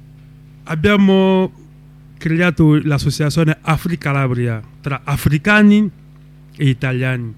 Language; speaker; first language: Italian; non-native, local second language; French